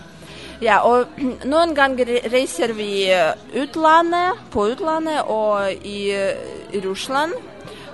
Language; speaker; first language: Norwegian; non-native, learner; Russian